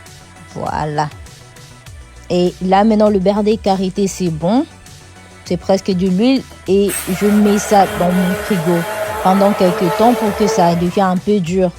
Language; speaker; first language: French; non-native, fluent; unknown